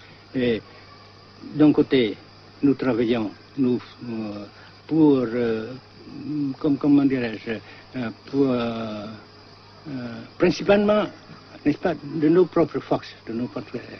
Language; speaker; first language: French; non-native, local second language; Vietnamese